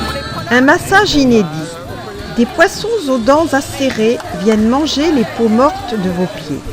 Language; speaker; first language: French; native; French